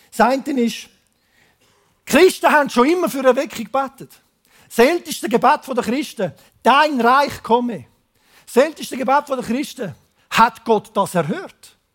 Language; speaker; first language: German; native; German